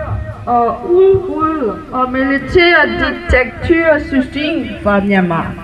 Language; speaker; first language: Danish; non-native, learner; Burmese